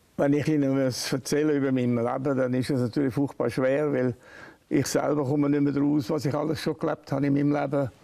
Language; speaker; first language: German; native; German